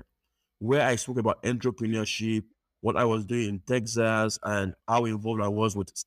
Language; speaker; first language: English; non-native, local second language; Yoruba